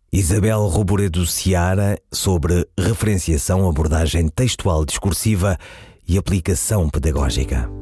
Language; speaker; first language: Portuguese; native; Portuguese